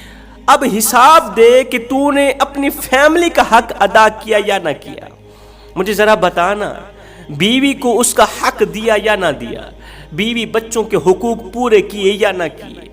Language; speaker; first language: Urdu; native; Urdu